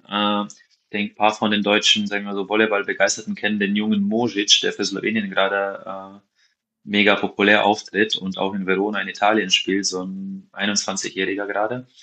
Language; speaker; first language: German; non-native, fluent; Slovenian